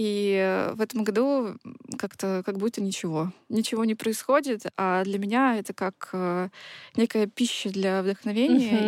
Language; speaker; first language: Russian; native; Russian